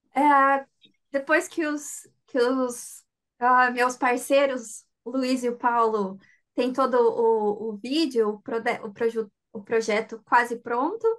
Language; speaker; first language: Portuguese; native; Portuguese